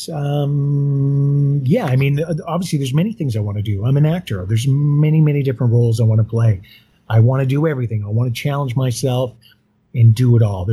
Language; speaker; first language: English; native; English